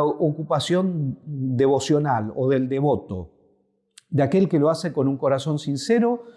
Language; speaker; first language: Spanish; native; Spanish